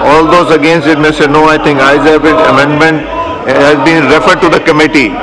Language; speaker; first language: English; non-native, local second language; Urdu